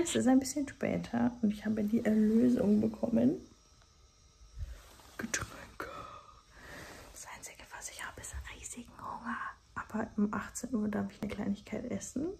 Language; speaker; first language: German; native; German